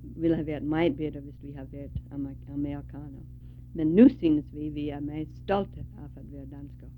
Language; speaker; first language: Danish; early bilingual, heritage; Danish